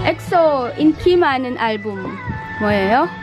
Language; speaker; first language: Korean; non-native, learner; Filipino